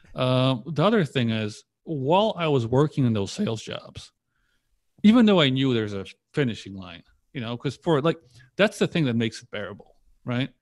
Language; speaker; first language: English; early bilingual, other home language; Polish